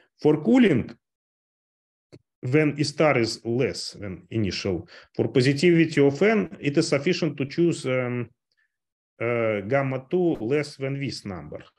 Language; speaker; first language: English; non-native, fluent; Russian